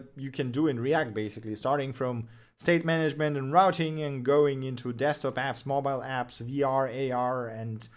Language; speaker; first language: English; non-native, fluent; Russian